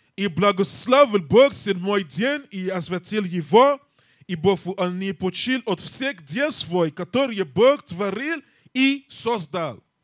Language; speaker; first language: Russian; non-native, learner; English